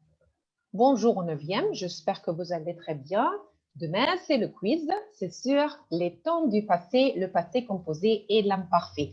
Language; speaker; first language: French; non-native, fluent; Arabic